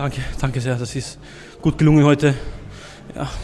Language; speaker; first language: German; native; German